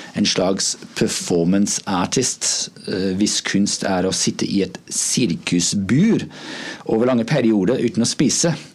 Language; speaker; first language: Norwegian; non-native, fluent; English